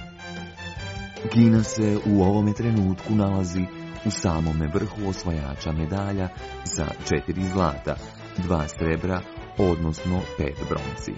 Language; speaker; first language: Croatian; native; Croatian